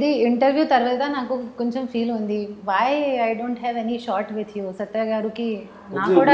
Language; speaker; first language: Telugu; non-native, learner; Hindi